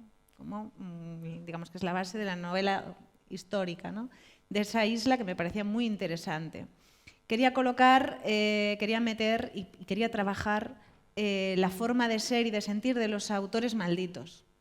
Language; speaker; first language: Spanish; native; Spanish